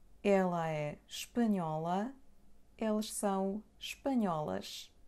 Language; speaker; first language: Portuguese; non-native, fluent; Serbian